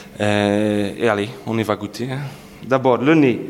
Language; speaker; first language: French; non-native, local second language; Dutch